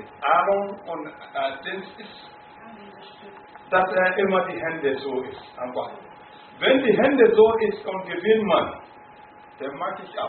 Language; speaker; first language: German; non-native, fluent; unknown